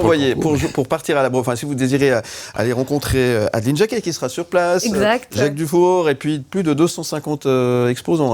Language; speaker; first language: French; native; French